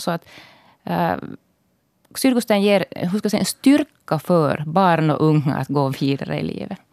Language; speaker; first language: Swedish; native; Swedish